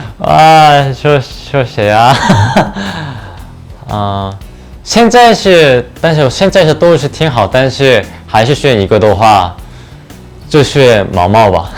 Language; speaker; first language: Chinese; non-native, learner; Korean